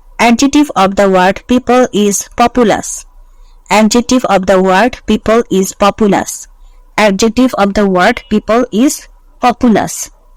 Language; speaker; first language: English; non-native, local second language; Bangla